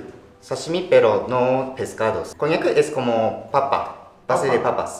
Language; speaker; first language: Spanish; non-native, learner; Japanese